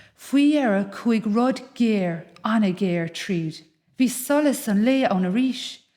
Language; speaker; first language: Irish; native; Irish